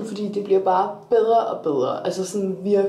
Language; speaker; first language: Danish; native; Danish